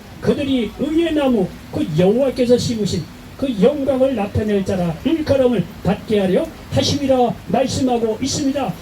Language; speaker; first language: Korean; native; Korean